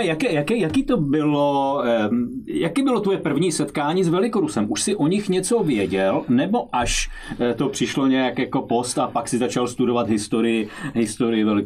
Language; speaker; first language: Czech; native; Czech